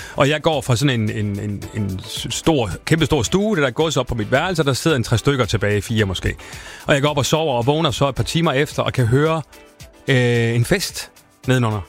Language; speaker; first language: Danish; native; Danish